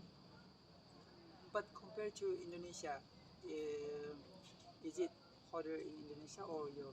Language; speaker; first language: English; non-native, learner; Indonesian